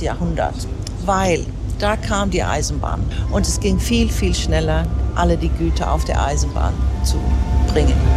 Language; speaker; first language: German; non-native, fluent; Swedish